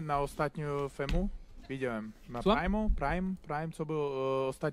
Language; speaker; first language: Polish; non-native, learner; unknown